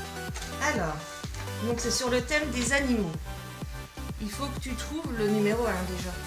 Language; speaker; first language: French; native; French